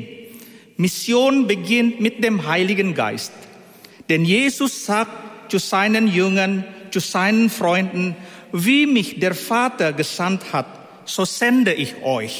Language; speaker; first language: German; non-native, fluent; Indonesian